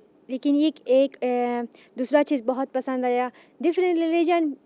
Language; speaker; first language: Hindi; non-native, learner; Persian